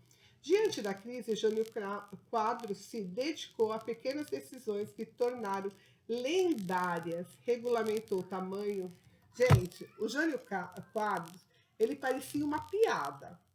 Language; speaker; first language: Portuguese; native; Portuguese